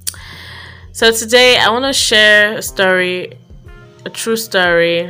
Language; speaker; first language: English; non-native, local second language; Igbo